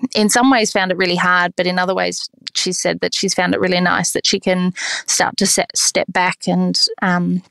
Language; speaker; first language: English; native; English